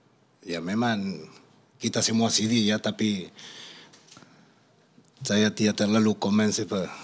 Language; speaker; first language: Indonesian; non-native, fluent; Spanish